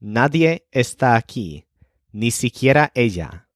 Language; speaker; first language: Spanish; non-native, fluent; English